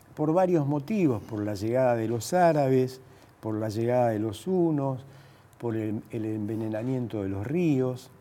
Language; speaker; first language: Spanish; native; Spanish